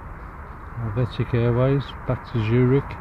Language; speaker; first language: English; native; English